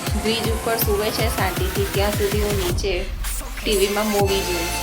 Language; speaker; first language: Gujarati; native; Gujarati